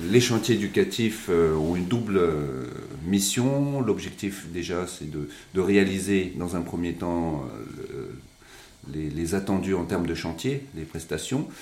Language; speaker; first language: French; native; French